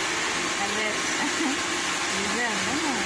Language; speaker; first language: Turkish; non-native, learner; Filipino